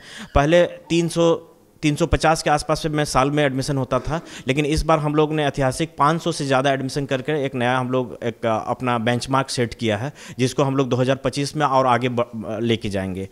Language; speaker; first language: Hindi; native; Hindi